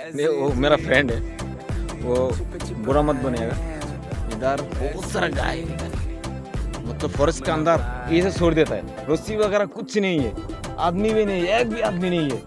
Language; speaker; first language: Hindi; non-native, local second language; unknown